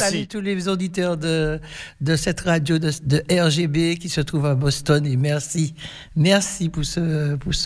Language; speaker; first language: French; native; French